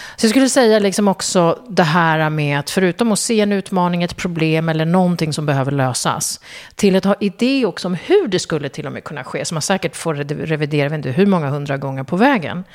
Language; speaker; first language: Swedish; early bilingual, other home language; Kurdish